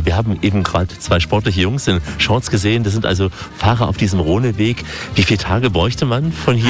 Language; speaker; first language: German; native; German